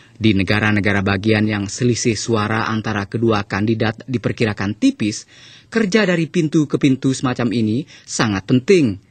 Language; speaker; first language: Indonesian; native; Indonesian